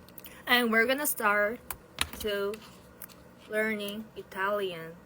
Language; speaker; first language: English; non-native, learner; Korean